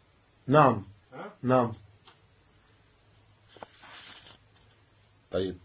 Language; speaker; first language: Arabic; non-native, fluent; French